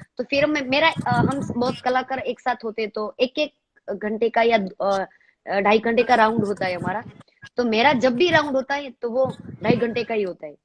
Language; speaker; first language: Hindi; non-native, local second language; Gujarati